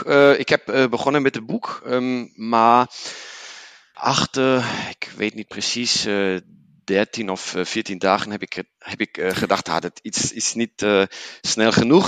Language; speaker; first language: Dutch; non-native, learner; German